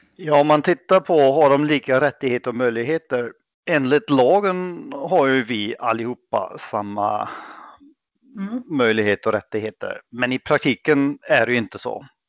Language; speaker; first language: Swedish; non-native, fluent; German